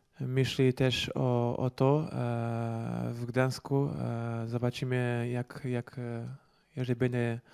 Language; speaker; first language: Polish; non-native, learner; Portuguese